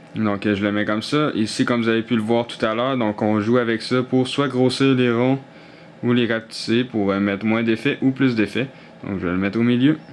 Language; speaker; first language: French; native; French